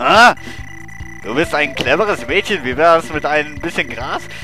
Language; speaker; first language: German; native; German